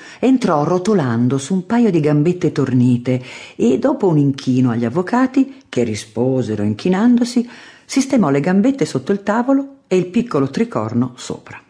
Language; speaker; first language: Italian; native; Italian